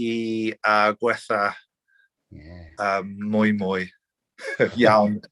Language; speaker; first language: Welsh; non-native, learner; English